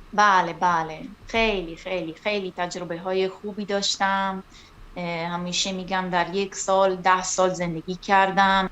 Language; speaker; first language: Persian; non-native, fluent; Italian